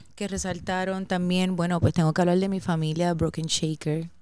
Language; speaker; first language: Spanish; native; Spanish